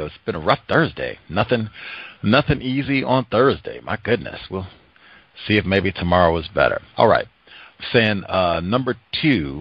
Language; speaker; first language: English; native; English